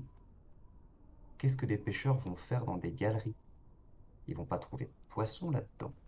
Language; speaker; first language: French; native; French